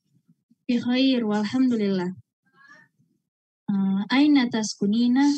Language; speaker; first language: Arabic; non-native, learner; Indonesian